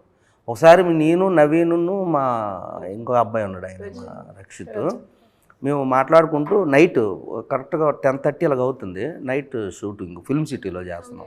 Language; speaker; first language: Telugu; native; Telugu